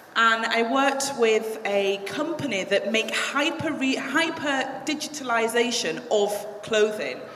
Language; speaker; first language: English; native; English